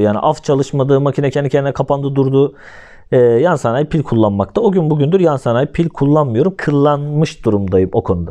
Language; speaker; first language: Turkish; native; Turkish